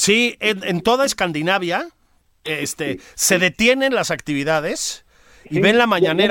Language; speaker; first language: Spanish; native; Spanish